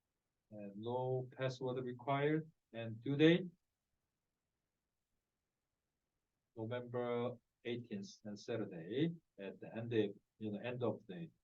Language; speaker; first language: English; non-native, fluent; Korean